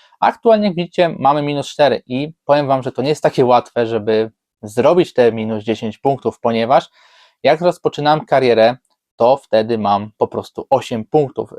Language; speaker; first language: Polish; native; Polish